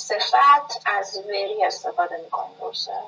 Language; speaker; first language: Persian; native; Persian